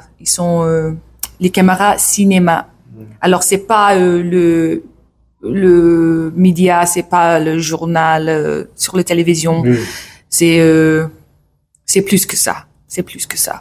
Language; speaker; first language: French; non-native, learner; English